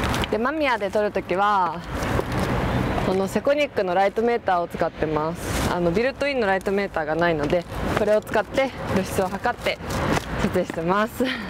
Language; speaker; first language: Japanese; early bilingual, heritage; Japanese